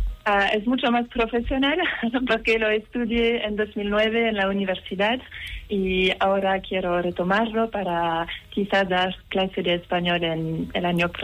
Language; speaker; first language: Spanish; non-native, learner; Dutch